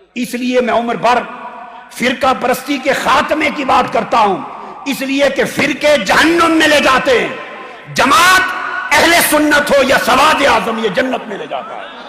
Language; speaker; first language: Urdu; native; Urdu